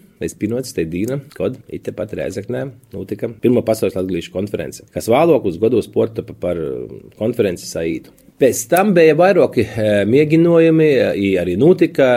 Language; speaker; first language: Latvian; early bilingual, heritage; Latvian